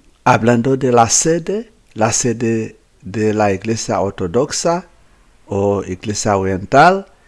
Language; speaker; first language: Spanish; non-native, fluent; Haitian Creole